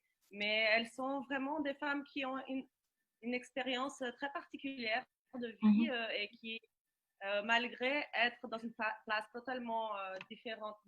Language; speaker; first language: French; non-native, fluent; Portuguese